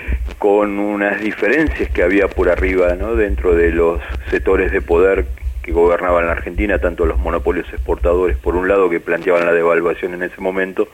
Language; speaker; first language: Spanish; native; Spanish